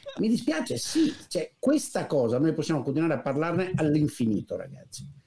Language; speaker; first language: Italian; native; Italian